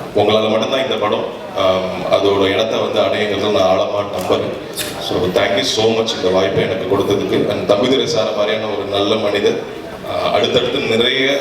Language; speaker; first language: Tamil; native; Tamil